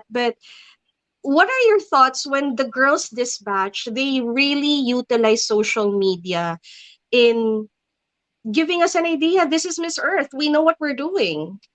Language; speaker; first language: English; non-native, local second language; Filipino